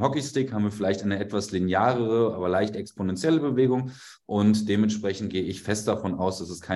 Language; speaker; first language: German; native; German